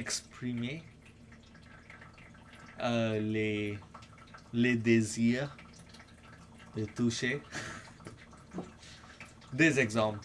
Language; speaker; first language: French; non-native, fluent; English